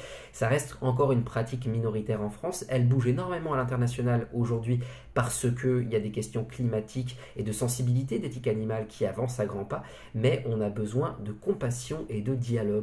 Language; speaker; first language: French; native; French